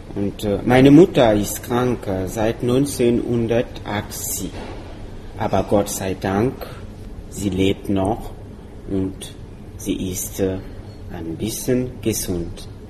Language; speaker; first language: German; non-native, learner; Mossi